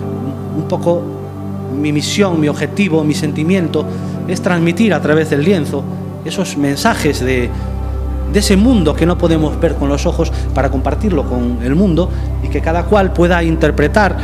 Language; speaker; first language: Spanish; native; Spanish